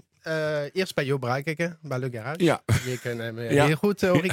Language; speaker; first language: Dutch; non-native, learner; French